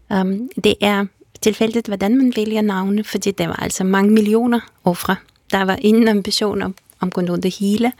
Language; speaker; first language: Danish; non-native, fluent; Russian